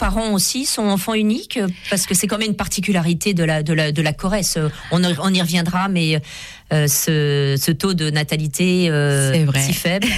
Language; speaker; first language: French; native; French